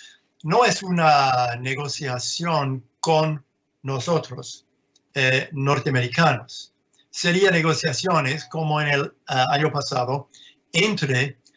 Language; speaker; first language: Spanish; non-native, fluent; English